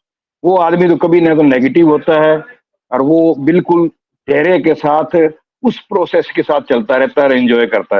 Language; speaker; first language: Hindi; native; Hindi